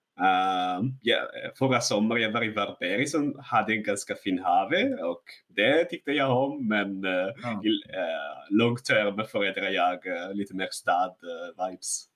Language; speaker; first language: Swedish; non-native, learner; Italian